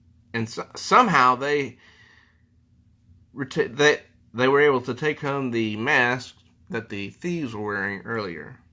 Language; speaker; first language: English; native; English